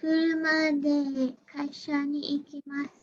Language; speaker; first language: Japanese; non-native, learner; English